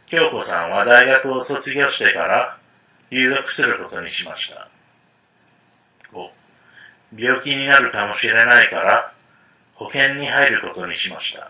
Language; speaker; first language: Japanese; non-native, fluent; English